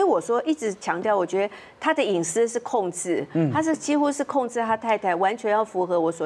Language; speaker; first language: Chinese; native; Chinese